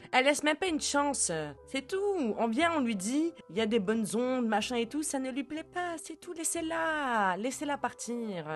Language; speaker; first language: French; native; French